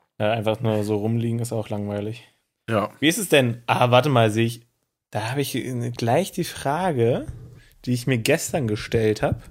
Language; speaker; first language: German; native; German